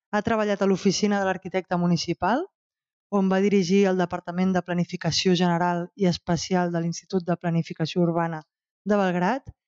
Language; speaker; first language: Catalan; native; Catalan